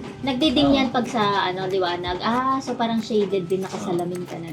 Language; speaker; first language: Filipino; native; Filipino